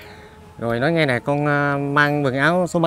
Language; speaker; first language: Vietnamese; native; Vietnamese